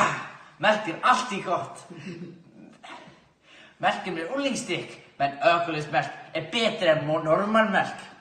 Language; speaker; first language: Danish; non-native, learner; Icelandic